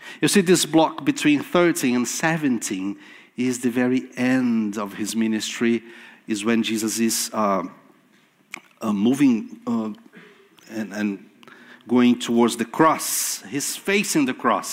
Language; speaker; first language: English; non-native, fluent; Portuguese